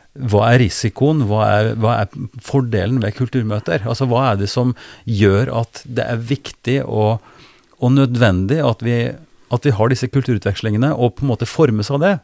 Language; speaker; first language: Norwegian; native; Norwegian